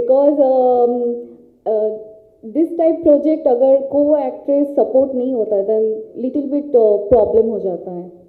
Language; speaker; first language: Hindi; non-native, local second language; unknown